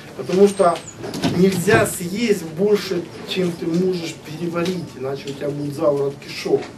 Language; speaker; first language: Russian; native; Russian